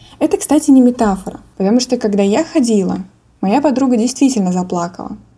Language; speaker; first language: Russian; native; Russian